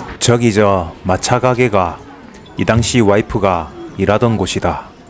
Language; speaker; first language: Korean; native; Korean